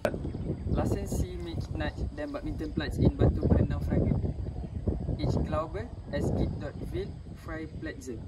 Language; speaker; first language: German; non-native, learner; Malay